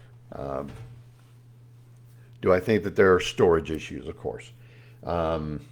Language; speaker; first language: English; native; English